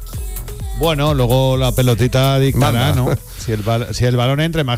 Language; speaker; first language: Spanish; native; Spanish